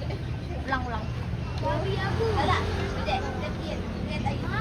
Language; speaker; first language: Indonesian; non-native, local second language; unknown